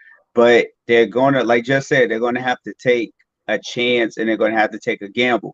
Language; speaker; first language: English; native; English